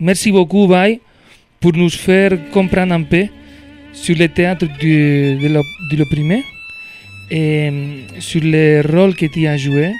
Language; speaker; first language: French; non-native, learner; Spanish